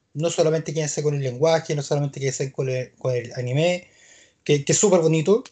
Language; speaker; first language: Spanish; native; Spanish